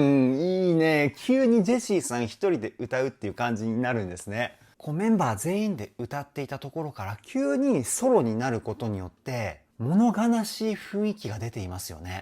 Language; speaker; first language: Japanese; native; Japanese